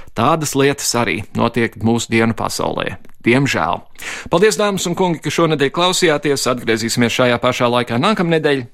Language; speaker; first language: Latvian; early bilingual, heritage; Latvian